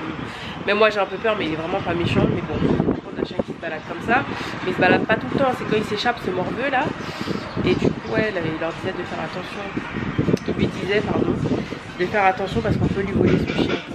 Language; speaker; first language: French; native; French